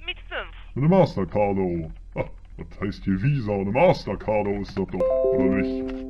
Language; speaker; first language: German; native; German